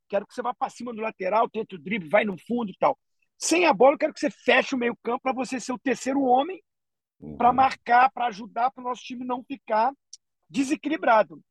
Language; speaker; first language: Portuguese; native; Portuguese